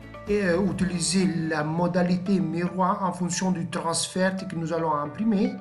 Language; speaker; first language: French; non-native, fluent; Italian